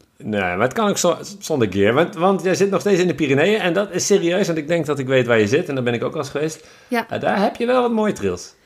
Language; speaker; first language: Dutch; native; Dutch